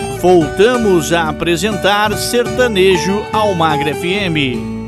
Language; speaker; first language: Portuguese; native; Portuguese